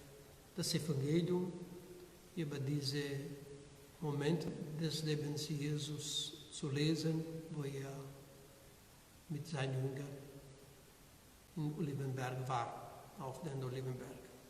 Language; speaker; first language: German; non-native, learner; Portuguese